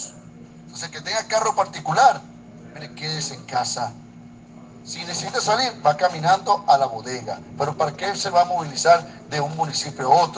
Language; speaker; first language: Spanish; native; Spanish